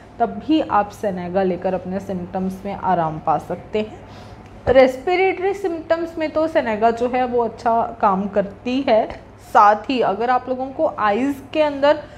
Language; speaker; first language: Hindi; native; Hindi